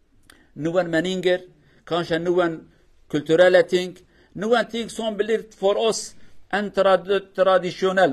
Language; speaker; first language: Norwegian; non-native, learner; Kurdish